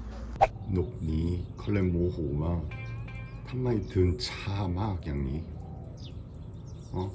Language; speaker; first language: Thai; non-native, learner; Korean